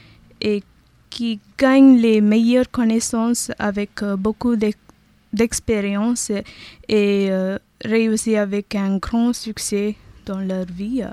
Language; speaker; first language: French; non-native, learner; Tamil